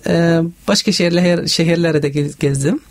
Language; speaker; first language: Turkish; non-native, learner; Arabic